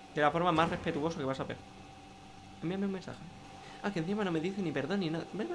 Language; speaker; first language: Spanish; native; Spanish